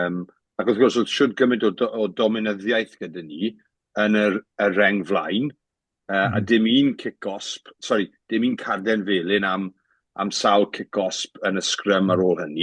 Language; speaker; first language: Welsh; native; Welsh